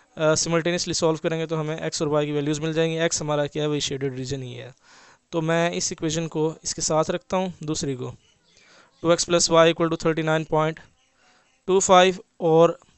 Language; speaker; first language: Urdu; native; Urdu